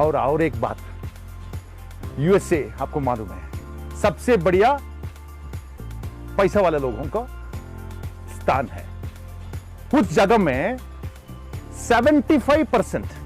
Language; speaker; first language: Hindi; non-native, local second language; Tamil